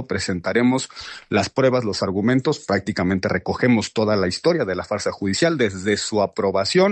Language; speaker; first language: Spanish; native; Spanish